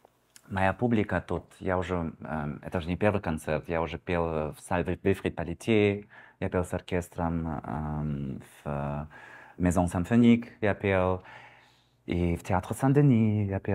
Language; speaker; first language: Russian; early bilingual, heritage; Russian